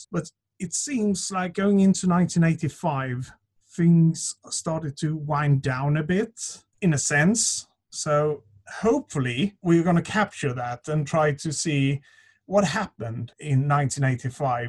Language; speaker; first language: English; non-native, fluent; Swedish